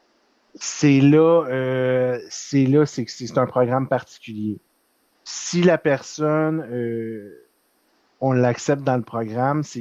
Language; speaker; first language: French; native; French